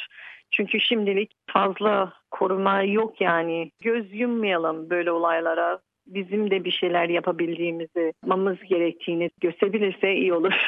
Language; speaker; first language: Turkish; early bilingual, heritage; Turkish